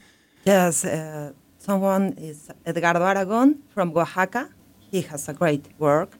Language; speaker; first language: English; non-native, learner; Spanish